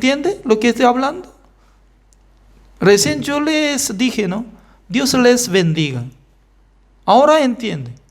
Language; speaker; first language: Spanish; non-native, fluent; Korean